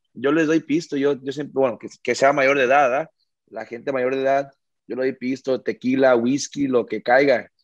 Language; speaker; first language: Spanish; early bilingual, heritage; Spanish